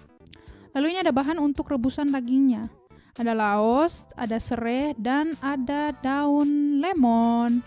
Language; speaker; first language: Indonesian; native; Indonesian